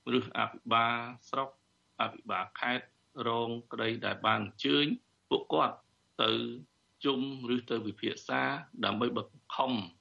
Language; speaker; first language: Khmer; native; Khmer